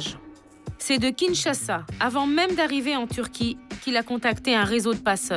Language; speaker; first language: French; native; French